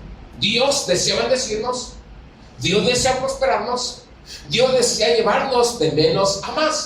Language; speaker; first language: Spanish; native; Spanish